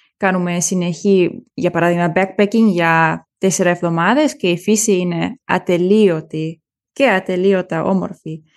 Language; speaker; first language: Greek; early bilingual, heritage; German